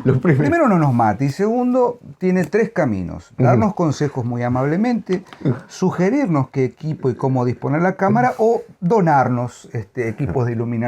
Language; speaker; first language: Spanish; native; Spanish